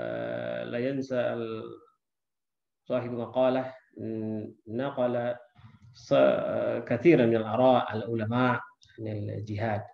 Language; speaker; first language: Arabic; non-native, fluent; Indonesian